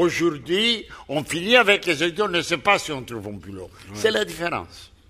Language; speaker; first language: French; non-native, fluent; Greek